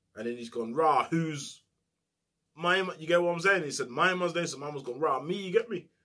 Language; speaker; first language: English; native; English